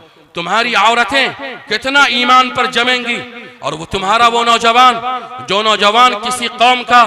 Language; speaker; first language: Urdu; native; Urdu